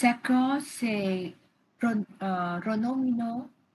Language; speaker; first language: French; non-native, learner; Vietnamese